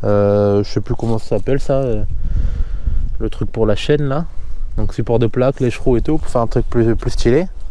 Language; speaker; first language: French; native; French